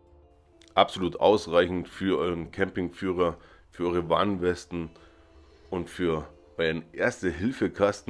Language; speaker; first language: German; native; German